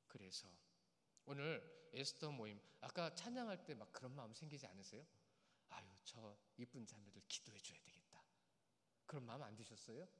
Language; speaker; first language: Korean; native; Korean